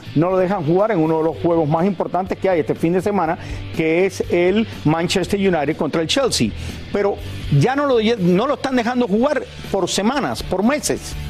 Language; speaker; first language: Spanish; native; Spanish